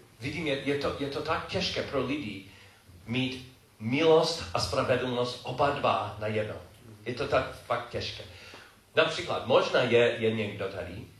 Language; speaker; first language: Czech; non-native, fluent; English